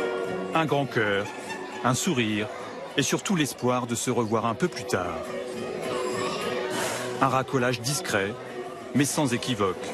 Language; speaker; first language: French; native; French